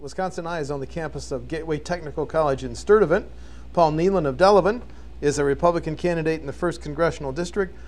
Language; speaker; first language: English; native; English